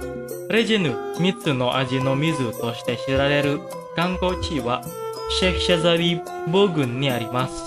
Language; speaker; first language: Japanese; non-native, fluent; Indonesian